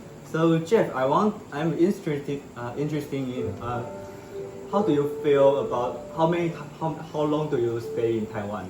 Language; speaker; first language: English; non-native, learner; Chinese